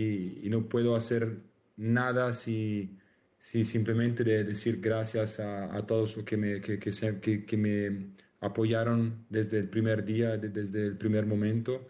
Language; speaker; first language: Spanish; non-native, learner; Italian